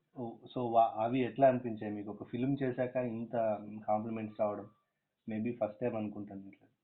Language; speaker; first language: Telugu; native; Telugu